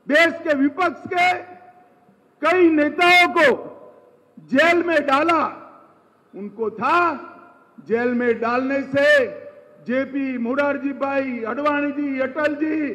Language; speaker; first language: Hindi; non-native, local second language; Gujarati